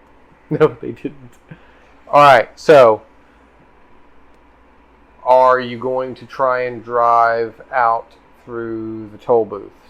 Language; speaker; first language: English; native; English